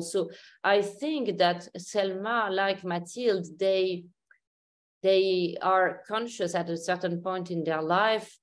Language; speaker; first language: English; non-native, fluent; Arabic